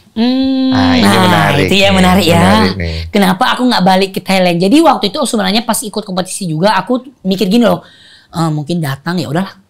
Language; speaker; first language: Indonesian; non-native, fluent; Thai